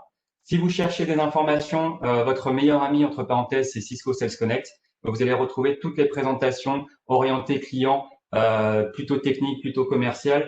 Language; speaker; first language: French; native; French